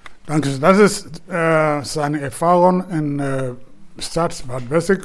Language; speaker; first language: German; non-native, fluent; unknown